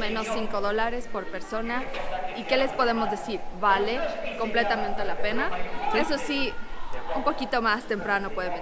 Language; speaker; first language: Spanish; non-native, local second language; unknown